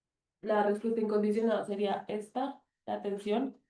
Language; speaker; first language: Spanish; native; Spanish